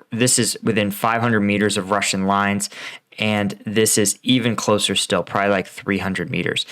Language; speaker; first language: English; native; English